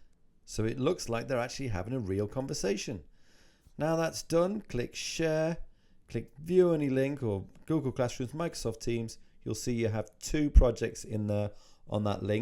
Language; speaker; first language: English; native; English